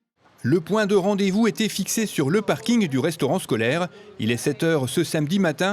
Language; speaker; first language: French; native; French